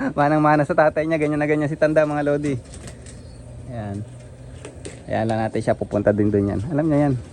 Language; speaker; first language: Filipino; native; Filipino